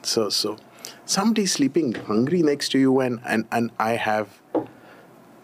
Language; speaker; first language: English; non-native, local second language; Hindi